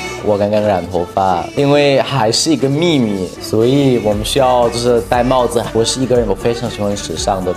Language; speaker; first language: Chinese; early bilingual, heritage; English